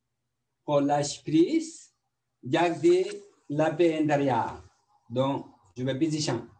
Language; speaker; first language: French; non-native, learner; Tibetan